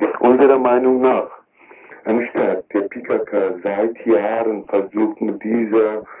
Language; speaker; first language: German; non-native, learner; Kurdish